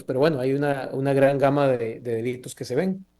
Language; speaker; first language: Spanish; native; Spanish